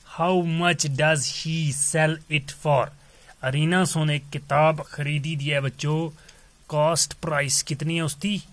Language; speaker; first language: Urdu; non-native, local second language; Punjabi